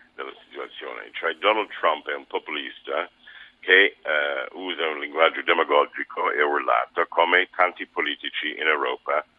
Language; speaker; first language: Italian; non-native, fluent; English